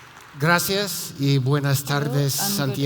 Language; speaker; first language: Spanish; non-native, fluent; English